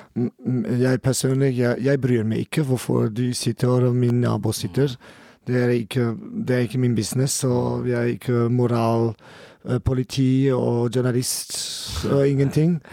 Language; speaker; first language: Norwegian; non-native, learner; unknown